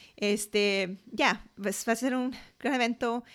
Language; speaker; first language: Spanish; early bilingual, heritage; English